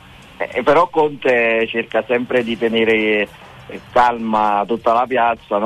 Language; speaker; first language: Italian; native; Italian